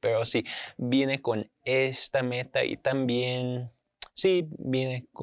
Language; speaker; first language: Spanish; non-native, fluent; English